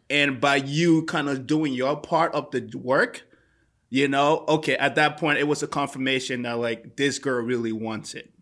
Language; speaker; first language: English; native; English